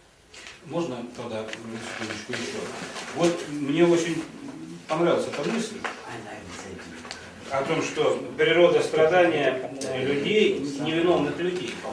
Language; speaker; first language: Russian; native; Russian